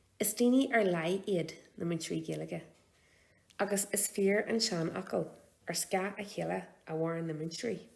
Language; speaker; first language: Irish; non-native, local second language; English